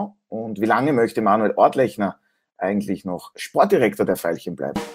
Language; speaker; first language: German; native; German